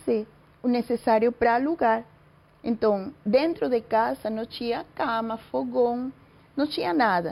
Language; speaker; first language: Portuguese; non-native, fluent; Spanish